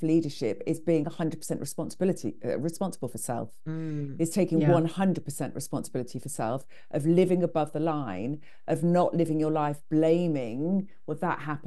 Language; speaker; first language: English; native; English